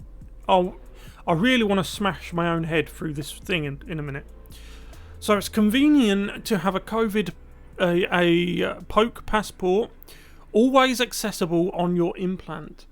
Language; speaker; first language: English; native; English